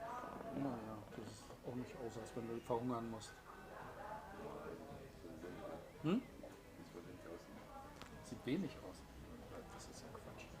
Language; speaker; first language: German; native; German